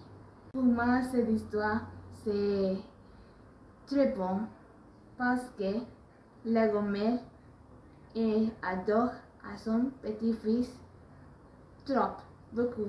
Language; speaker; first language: French; non-native, learner; Spanish